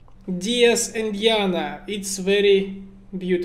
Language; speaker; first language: English; non-native, learner; Russian